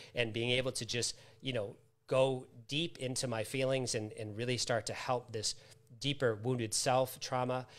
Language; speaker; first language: English; native; English